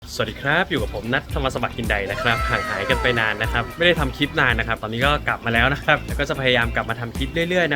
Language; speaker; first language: Thai; native; Thai